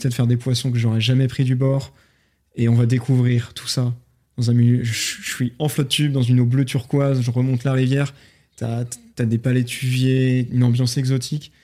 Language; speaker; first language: French; native; French